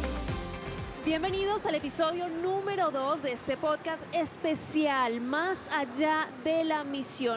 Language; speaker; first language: Spanish; native; Spanish